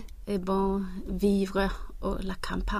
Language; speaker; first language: French; non-native, learner; Swedish